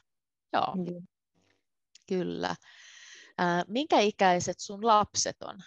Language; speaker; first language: Finnish; native; Finnish